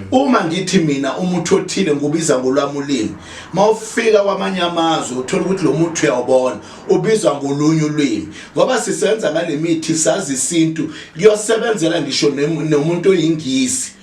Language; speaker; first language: Zulu; native; Zulu